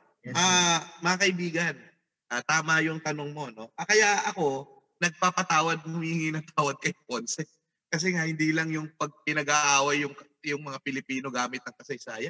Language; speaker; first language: Filipino; native; Filipino